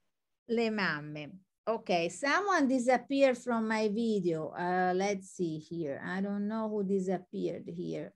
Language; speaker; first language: English; non-native, fluent; Italian